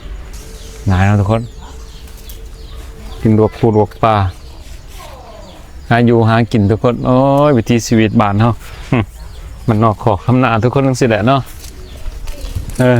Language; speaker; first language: Thai; non-native, local second language; Northeastern Thai